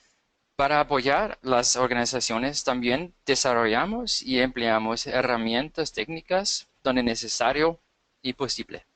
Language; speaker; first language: Spanish; non-native, fluent; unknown